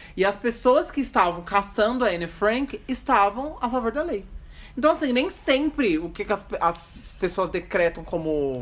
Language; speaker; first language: Portuguese; native; Portuguese